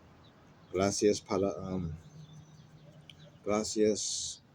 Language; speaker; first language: Spanish; non-native, learner; English